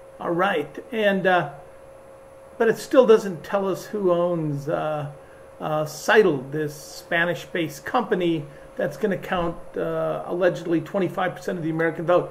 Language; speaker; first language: English; native; English